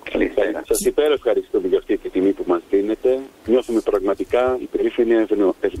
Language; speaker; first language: Greek; native; Greek